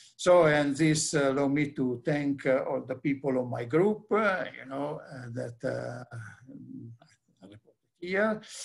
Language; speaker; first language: English; non-native, fluent; Italian